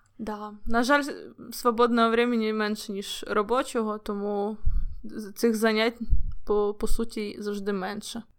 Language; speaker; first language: Ukrainian; native; Ukrainian